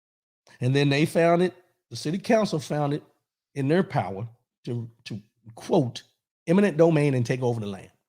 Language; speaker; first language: English; native; English